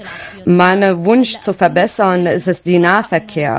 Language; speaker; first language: German; non-native, learner; Arabic